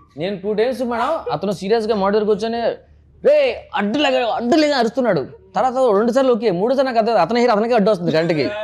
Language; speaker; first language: Telugu; native; Telugu